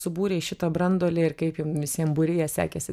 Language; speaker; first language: Lithuanian; native; Lithuanian